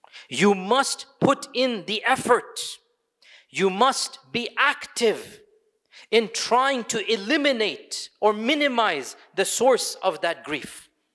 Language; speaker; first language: English; early bilingual, other home language; Urdu